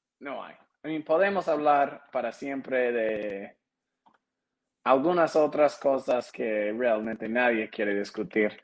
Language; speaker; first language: Spanish; non-native, learner; English